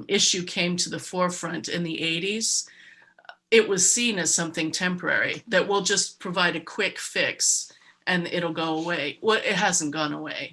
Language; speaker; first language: English; native; English